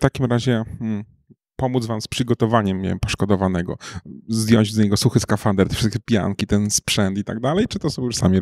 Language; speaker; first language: Polish; native; Polish